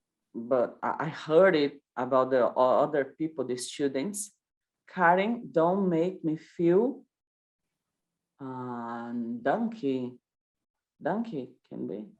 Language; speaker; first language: English; non-native, learner; Portuguese